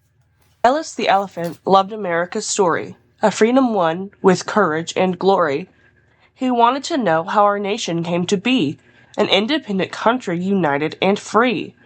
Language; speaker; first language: English; native; English